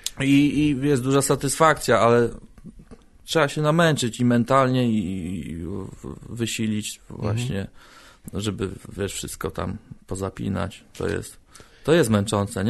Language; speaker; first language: Polish; native; Polish